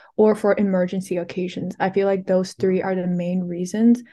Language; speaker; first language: English; early bilingual, other home language; Chinese